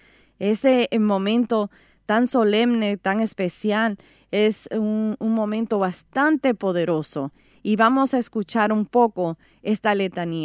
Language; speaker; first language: Spanish; native; Spanish